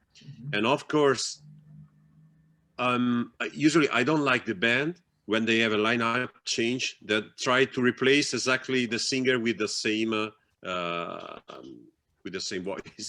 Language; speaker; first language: English; non-native, fluent; Italian